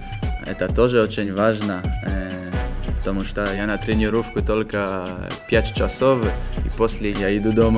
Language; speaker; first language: Russian; non-native, learner; Polish